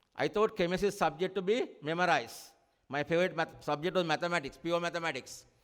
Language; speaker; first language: English; non-native, local second language; Sinhala